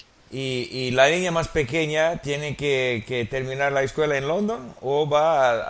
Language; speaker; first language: Spanish; non-native, learner; English